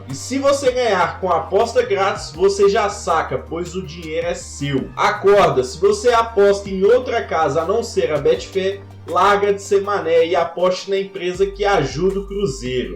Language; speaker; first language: Portuguese; native; Portuguese